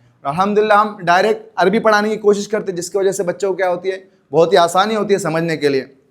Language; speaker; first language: Hindi; native; Hindi